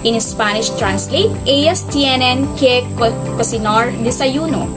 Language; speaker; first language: Spanish; non-native, learner; Filipino